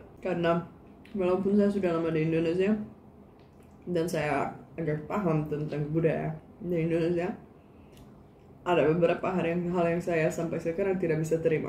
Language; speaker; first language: Indonesian; non-native, fluent; Czech